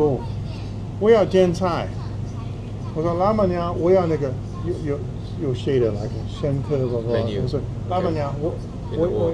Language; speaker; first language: Chinese; non-native, fluent; English